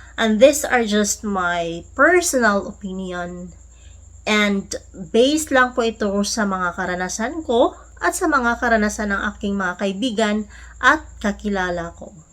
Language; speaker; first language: Filipino; non-native, local second language; Cebuano